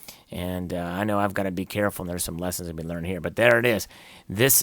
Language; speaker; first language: English; native; English